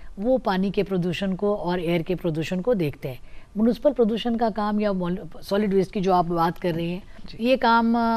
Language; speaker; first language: Hindi; native; Hindi